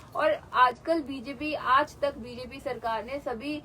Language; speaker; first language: Hindi; non-native, local second language; Punjabi